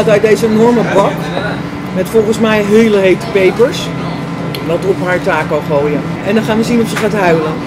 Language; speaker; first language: Dutch; native; Dutch